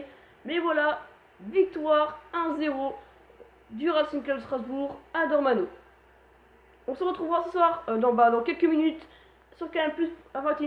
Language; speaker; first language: French; native; French